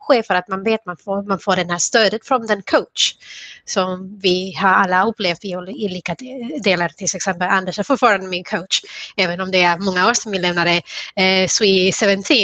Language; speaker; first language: Swedish; non-native, fluent; Spanish